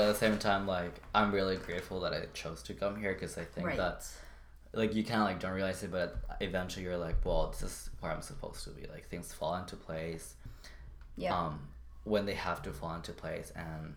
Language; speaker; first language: English; non-native, fluent; Spanish